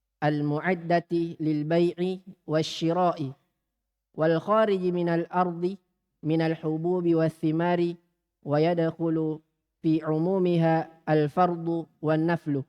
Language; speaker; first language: Arabic; non-native, learner; Indonesian